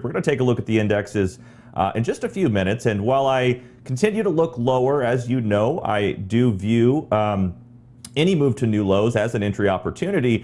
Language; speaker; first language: English; native; English